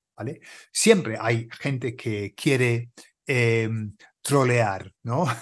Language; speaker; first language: Spanish; non-native, fluent; English